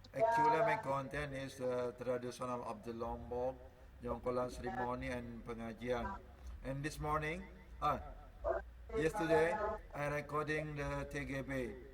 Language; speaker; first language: English; non-native, learner; Sasak